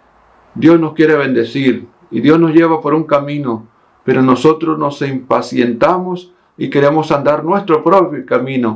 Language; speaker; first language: Spanish; native; Spanish